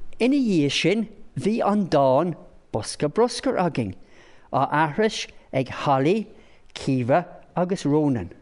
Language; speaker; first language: Irish; non-native, local second language; English